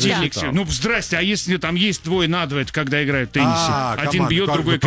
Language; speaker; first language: Russian; native; Russian